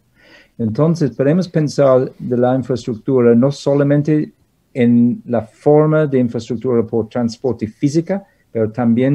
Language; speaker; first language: Spanish; non-native, fluent; English